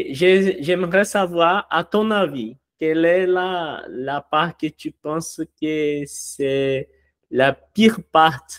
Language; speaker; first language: French; non-native, learner; Portuguese